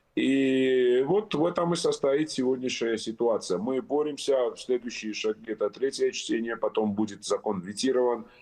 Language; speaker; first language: Russian; non-native, local second language; Georgian